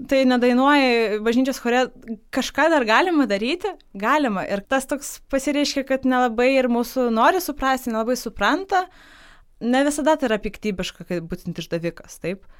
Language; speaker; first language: Lithuanian; non-native, local second language; Polish